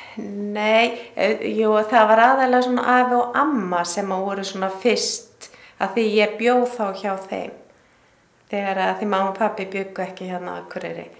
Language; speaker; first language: Icelandic; native; Icelandic